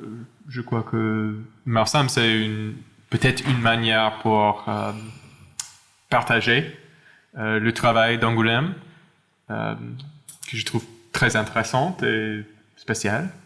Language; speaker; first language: French; non-native, fluent; English